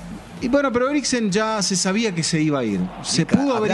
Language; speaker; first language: Spanish; native; Spanish